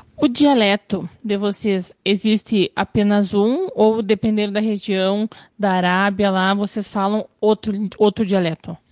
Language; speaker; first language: Portuguese; native; Portuguese